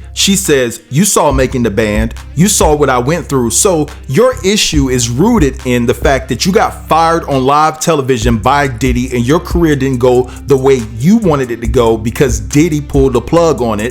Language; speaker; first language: English; native; English